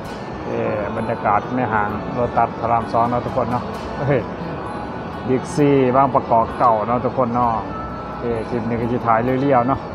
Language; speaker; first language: Thai; non-native, local second language; Northeastern Thai